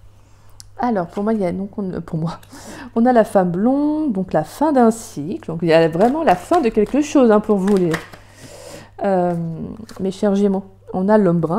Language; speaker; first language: French; native; French